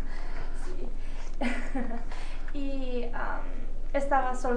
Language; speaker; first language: Spanish; early bilingual, heritage; Spanish